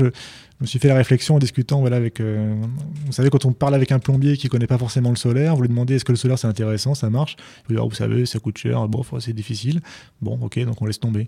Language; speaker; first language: French; native; French